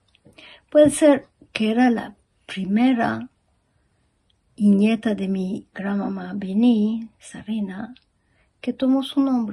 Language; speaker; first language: Spanish; early bilingual, heritage; Ladino